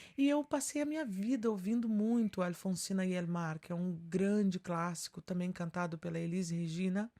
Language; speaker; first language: Portuguese; early bilingual, heritage; Portuguese